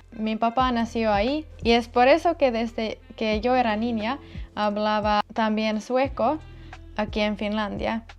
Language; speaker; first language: Spanish; non-native, fluent; Finnish